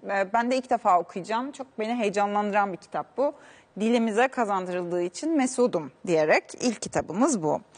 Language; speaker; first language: Turkish; native; Turkish